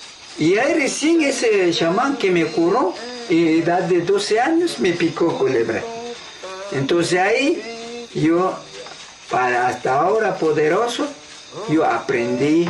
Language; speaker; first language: Spanish; non-native, local second language; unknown